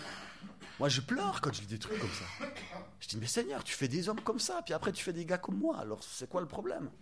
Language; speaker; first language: French; native; French